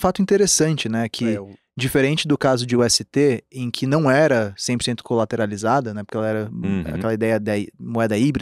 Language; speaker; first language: Portuguese; native; Portuguese